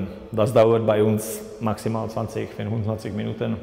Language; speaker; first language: German; non-native, fluent; Czech